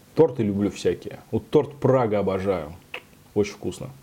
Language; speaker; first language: Russian; native; Russian